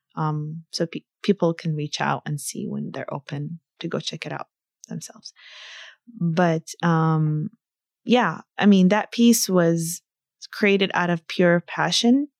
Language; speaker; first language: English; early bilingual, other home language; Arabic